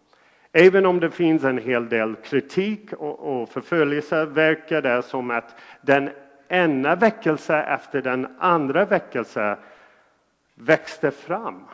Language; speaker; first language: Swedish; non-native, fluent; English